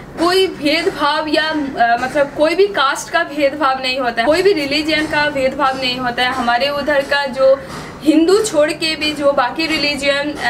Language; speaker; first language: Hindi; non-native, local second language; Bangla